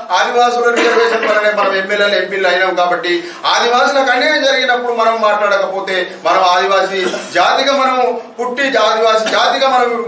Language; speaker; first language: Telugu; non-native, local second language; Gondi